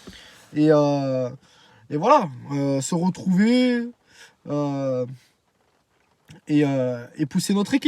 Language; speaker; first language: French; native; French